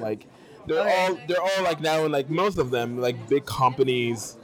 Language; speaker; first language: English; non-native, local second language; French